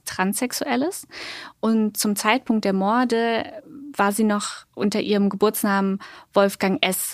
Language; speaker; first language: German; native; German